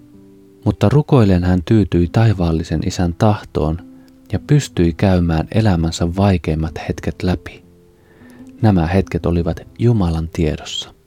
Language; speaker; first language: Finnish; native; Finnish